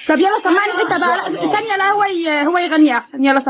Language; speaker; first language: Arabic; native; Arabic